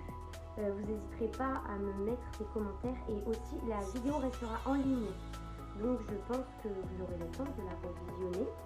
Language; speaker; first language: French; native; French